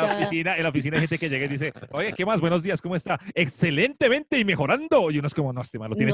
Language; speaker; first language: Spanish; native; Spanish